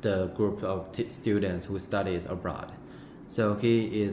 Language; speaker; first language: English; non-native, fluent; Chinese